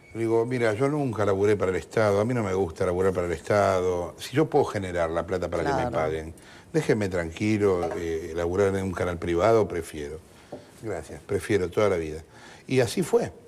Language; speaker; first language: Spanish; native; Spanish